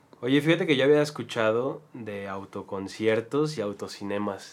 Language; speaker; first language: Spanish; native; Spanish